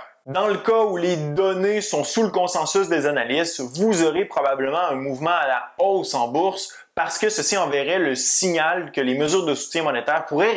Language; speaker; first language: French; native; French